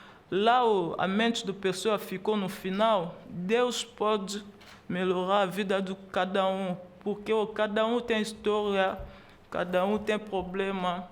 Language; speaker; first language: Portuguese; non-native, learner; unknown